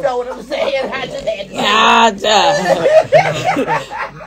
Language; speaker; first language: English; native; English